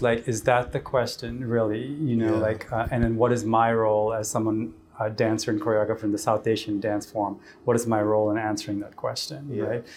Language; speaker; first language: English; non-native, local second language; Tamil